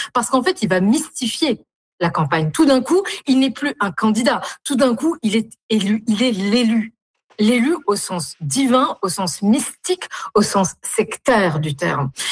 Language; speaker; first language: French; non-native, local second language; Arabic